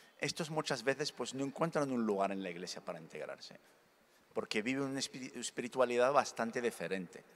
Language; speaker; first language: Spanish; early bilingual, other home language; Berber languages